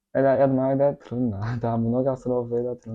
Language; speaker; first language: Russian; non-native, learner; Chinese